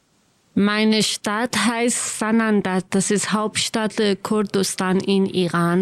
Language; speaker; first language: German; non-native, learner; Kurdish